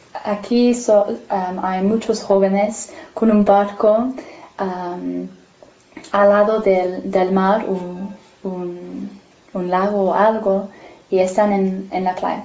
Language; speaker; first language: Spanish; non-native, fluent; English